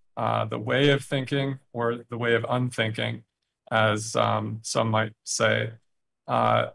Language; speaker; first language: English; native; English